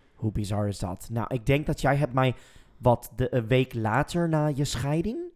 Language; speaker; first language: Dutch; non-native, fluent; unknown